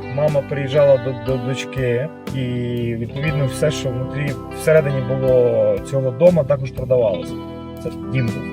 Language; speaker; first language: Ukrainian; native; Ukrainian